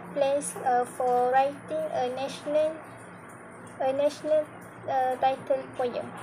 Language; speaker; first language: English; non-native, local second language; Malay